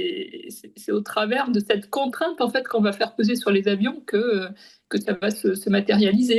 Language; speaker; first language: French; native; French